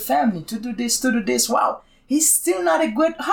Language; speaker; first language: English; non-native, fluent; Haitian Creole